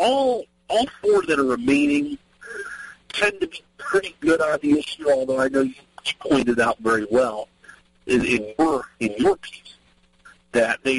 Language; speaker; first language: English; native; English